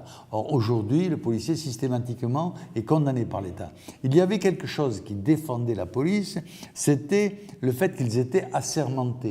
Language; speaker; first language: French; native; French